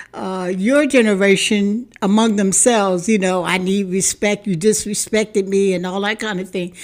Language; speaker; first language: English; native; English